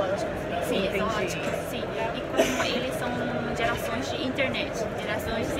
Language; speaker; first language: Portuguese; non-native, learner; Japanese